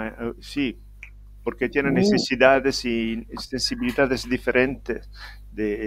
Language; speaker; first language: Spanish; non-native, fluent; Italian